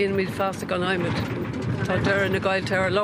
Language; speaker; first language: English; native; English